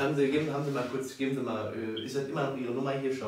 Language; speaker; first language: German; native; German